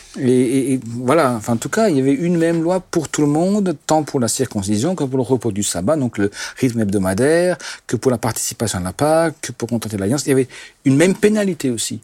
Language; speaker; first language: French; non-native, local second language; Swiss German